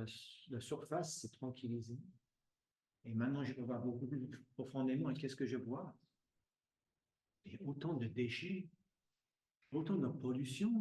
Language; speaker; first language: French; non-native, fluent; English